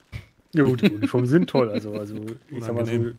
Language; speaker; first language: German; native; German